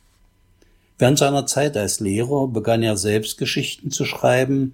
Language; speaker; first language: German; native; German